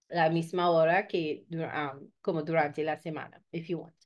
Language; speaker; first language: Spanish; non-native, fluent; English